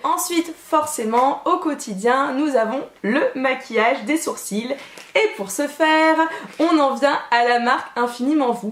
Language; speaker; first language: French; native; French